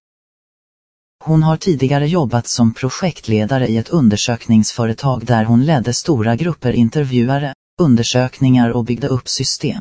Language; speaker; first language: Swedish; native; Swedish